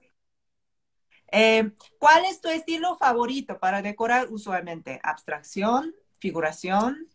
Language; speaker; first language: Spanish; non-native, fluent; Korean